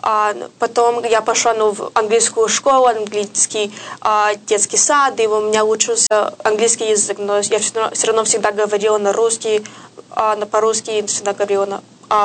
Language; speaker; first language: Russian; early bilingual, heritage; Russian